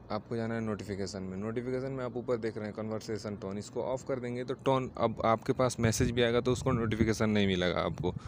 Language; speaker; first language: Hindi; native; Hindi